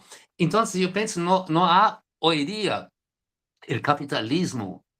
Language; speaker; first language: Spanish; non-native, fluent; Portuguese